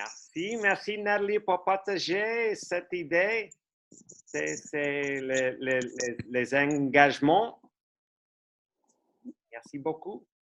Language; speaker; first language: French; non-native, learner; English